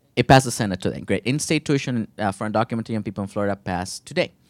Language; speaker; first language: English; early bilingual, other home language; Spanish